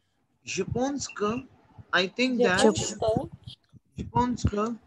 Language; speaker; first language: French; non-native, learner; Hindi